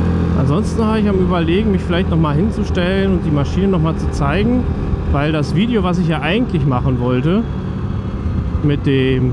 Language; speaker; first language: German; native; German